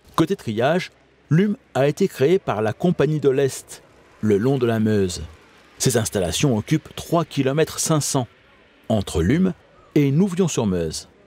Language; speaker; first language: French; native; French